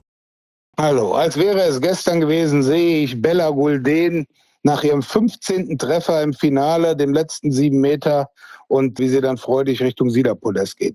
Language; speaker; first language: German; native; German